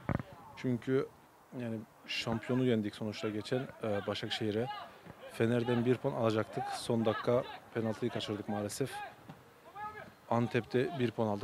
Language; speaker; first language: Turkish; early bilingual, other home language; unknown